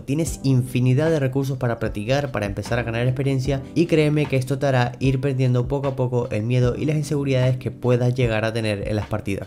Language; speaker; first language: Spanish; native; Spanish